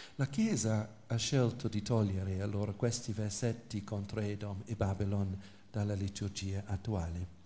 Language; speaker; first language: Italian; non-native, fluent; English